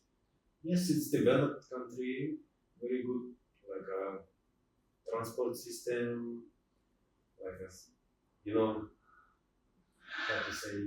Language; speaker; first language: English; non-native, fluent; Russian